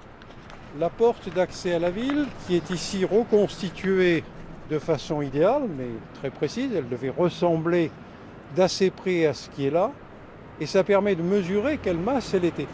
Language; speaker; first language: French; native; French